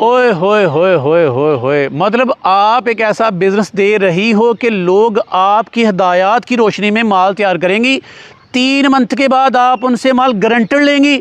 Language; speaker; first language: Urdu; native; Urdu